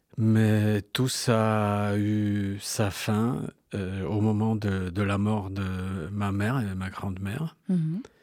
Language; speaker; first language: French; non-native, fluent; Polish